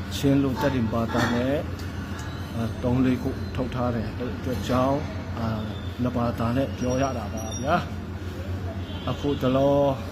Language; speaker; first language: Burmese; non-native, local second language; Tedim Chin